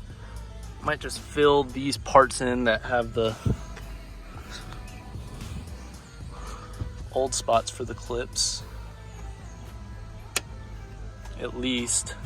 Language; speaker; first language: English; native; English